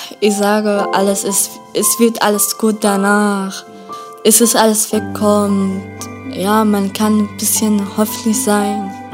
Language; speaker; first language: German; non-native, learner; Kurdish